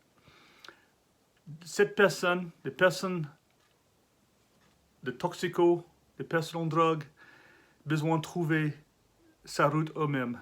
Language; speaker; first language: French; non-native, learner; English